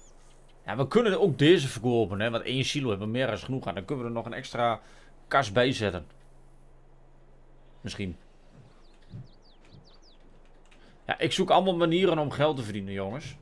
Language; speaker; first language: Dutch; native; Dutch